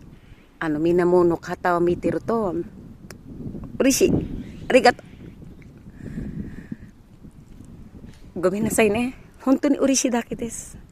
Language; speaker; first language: Japanese; non-native, learner; Filipino